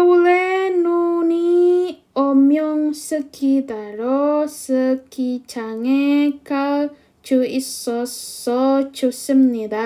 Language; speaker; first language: Korean; non-native, fluent; Indonesian